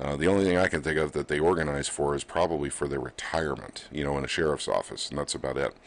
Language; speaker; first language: English; native; English